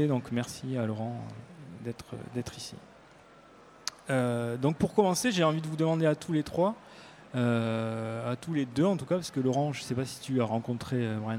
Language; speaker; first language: French; native; French